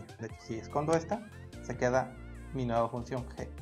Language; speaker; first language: Spanish; native; Spanish